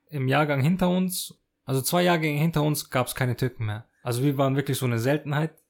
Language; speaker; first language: German; early bilingual, other home language; Turkish